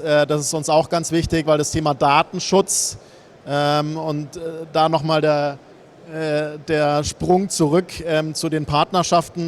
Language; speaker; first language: German; native; German